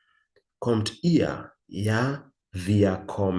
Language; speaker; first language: German; non-native, fluent; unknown